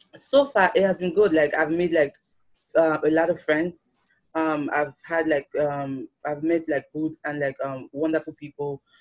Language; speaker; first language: English; non-native, local second language; Yoruba